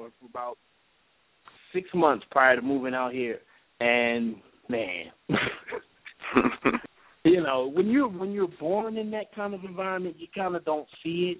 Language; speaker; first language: English; native; English